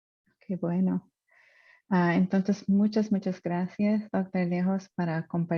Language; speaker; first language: Spanish; non-native, fluent; English